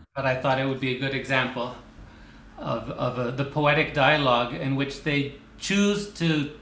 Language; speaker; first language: English; native; English